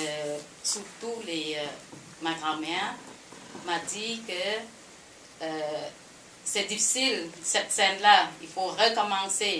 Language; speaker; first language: French; non-native, fluent; Khmer